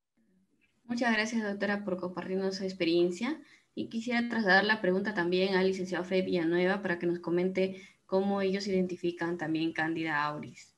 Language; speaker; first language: Spanish; native; Spanish